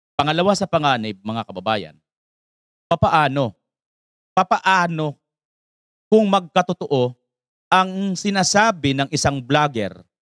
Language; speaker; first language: Filipino; native; Filipino